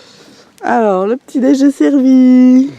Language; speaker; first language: French; native; French